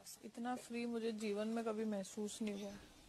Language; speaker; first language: Hindi; native; Hindi